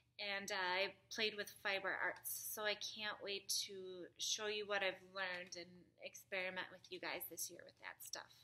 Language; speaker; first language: English; native; English